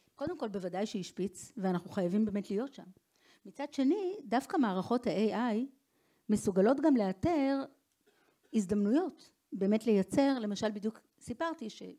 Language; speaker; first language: Hebrew; native; Hebrew